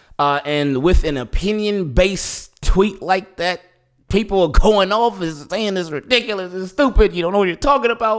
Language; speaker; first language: English; native; English